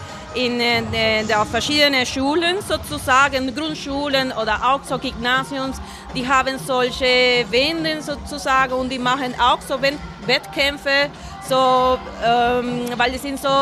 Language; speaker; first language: German; non-native, fluent; Spanish